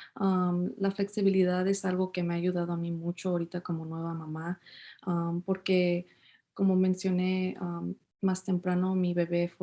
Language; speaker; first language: Spanish; early bilingual, heritage; Spanish